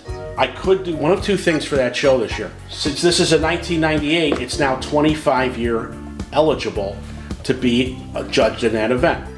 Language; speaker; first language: English; native; English